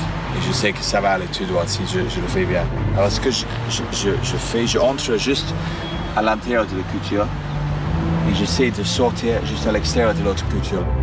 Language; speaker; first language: French; non-native, fluent; English